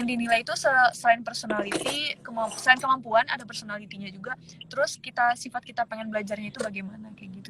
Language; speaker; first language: Indonesian; native; Indonesian